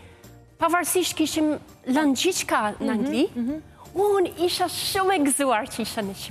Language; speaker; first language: Albanian; non-native, fluent; English